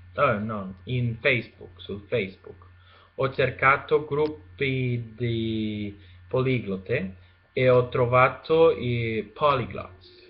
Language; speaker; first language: Italian; non-native, learner; Spanish